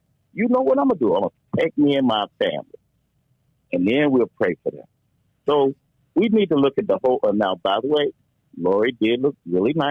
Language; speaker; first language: English; native; English